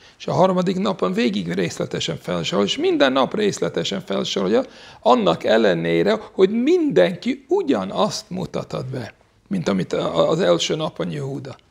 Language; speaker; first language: Hungarian; non-native, fluent; English